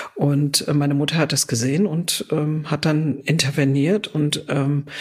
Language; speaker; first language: German; native; German